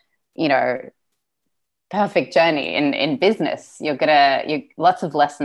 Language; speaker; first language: English; non-native, local second language; Russian